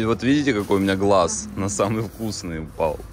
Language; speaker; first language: Russian; native; Russian